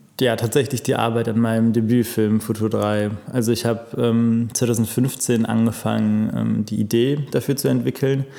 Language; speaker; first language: German; native; German